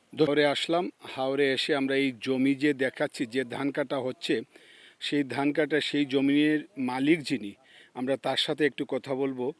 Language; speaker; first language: Bangla; native; Bangla